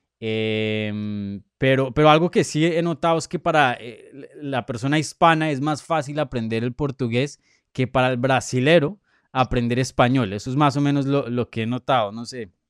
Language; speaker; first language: Spanish; native; Spanish